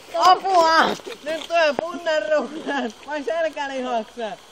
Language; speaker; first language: Finnish; native; Finnish